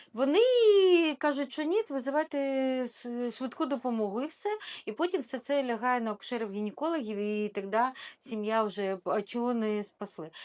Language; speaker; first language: Ukrainian; non-native, local second language; Russian